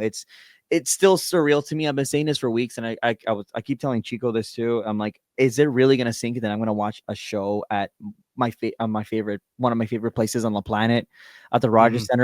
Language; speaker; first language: English; native; English